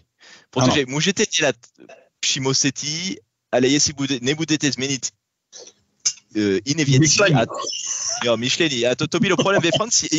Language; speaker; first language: Czech; non-native, learner; French